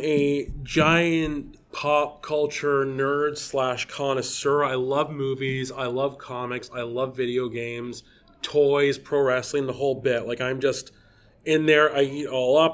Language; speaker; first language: English; native; English